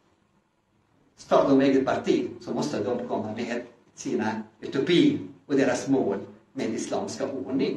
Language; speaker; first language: Swedish; non-native, fluent; Arabic